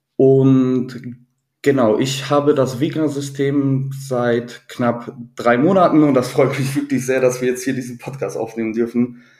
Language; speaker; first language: German; native; German